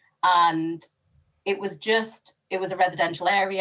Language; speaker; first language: English; native; English